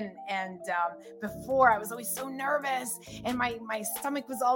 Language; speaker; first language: English; early bilingual, other home language; Russian